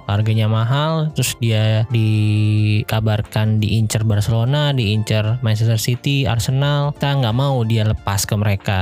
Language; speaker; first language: Indonesian; native; Indonesian